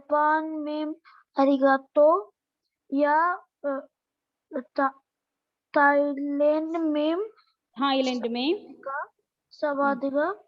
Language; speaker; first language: Hindi; non-native, local second language; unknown